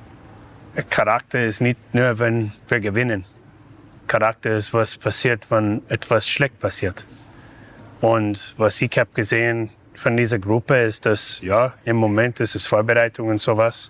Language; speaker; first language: German; non-native, learner; English